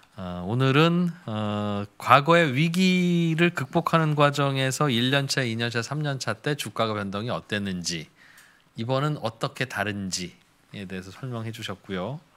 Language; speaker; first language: Korean; native; Korean